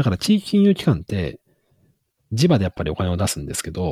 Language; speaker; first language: Japanese; native; Japanese